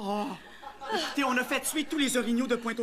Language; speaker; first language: French; native; French